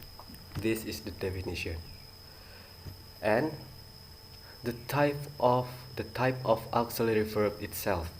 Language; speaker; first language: English; non-native, learner; Indonesian